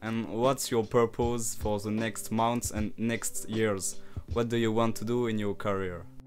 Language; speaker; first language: English; non-native, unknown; French